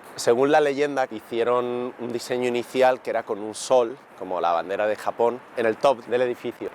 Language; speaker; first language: Spanish; native; Spanish